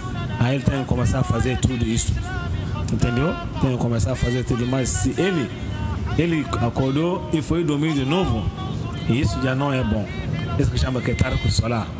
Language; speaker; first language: Portuguese; non-native, learner; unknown